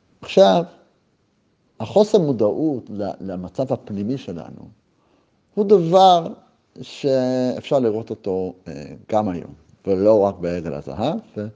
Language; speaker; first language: Hebrew; native; Hebrew